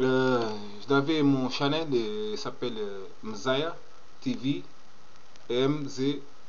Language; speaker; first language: French; non-native, learner; Portuguese